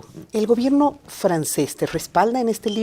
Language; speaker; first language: Spanish; native; Spanish